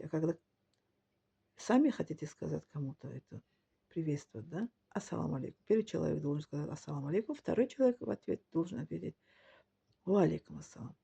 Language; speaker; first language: Russian; non-native, learner; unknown